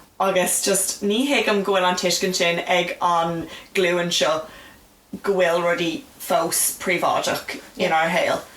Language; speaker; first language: Irish; non-native, local second language; English